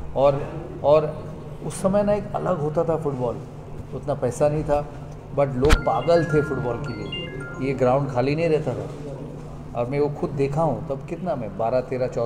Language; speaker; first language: Hindi; non-native, local second language; Bangla